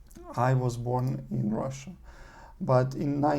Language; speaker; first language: English; non-native, learner; Russian